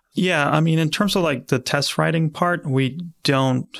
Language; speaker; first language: English; non-native, fluent; Spanish